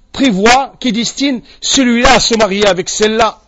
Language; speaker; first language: French; non-native, local second language; Arabic